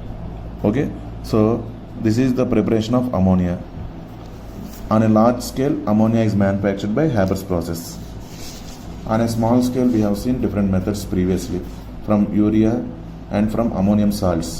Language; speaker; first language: English; non-native, local second language; Telugu